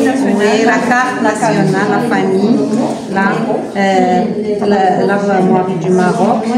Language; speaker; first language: French; non-native, local second language; Arabic